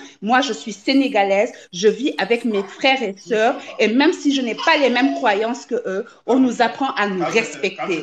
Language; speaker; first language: French; native; French